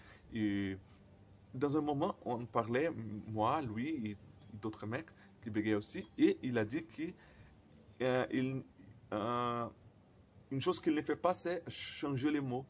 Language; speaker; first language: French; non-native, fluent; Portuguese